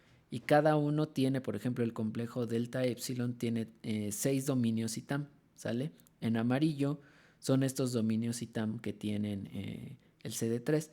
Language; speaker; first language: Spanish; native; Spanish